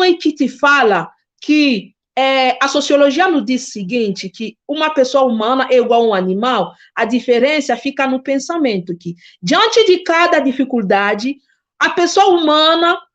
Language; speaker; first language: Portuguese; non-native, fluent; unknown